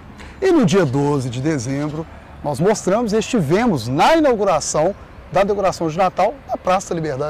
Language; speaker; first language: Portuguese; native; Portuguese